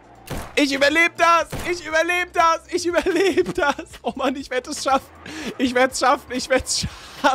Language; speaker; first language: German; native; German